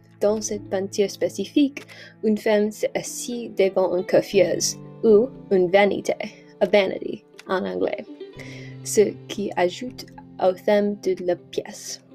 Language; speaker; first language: French; non-native, learner; English